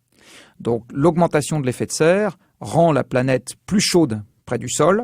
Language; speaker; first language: French; native; French